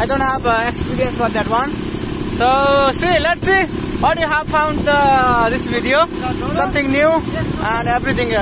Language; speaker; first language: English; non-native, learner; Nepali